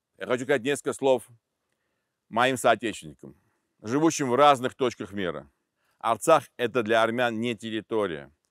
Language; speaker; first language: Russian; non-native, local second language; Armenian